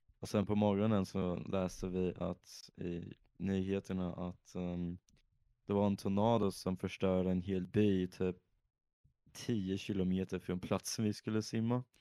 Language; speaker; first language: Swedish; native; Swedish